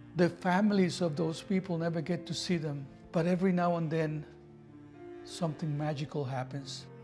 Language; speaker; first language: English; non-native, fluent; Spanish